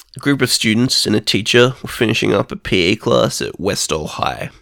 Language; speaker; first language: English; native; English